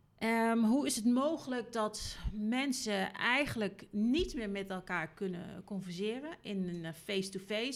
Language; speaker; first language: Dutch; native; Dutch